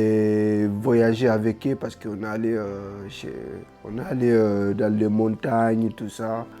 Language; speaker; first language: French; non-native, learner; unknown